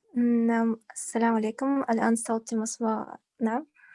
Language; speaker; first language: Arabic; non-native, fluent; Russian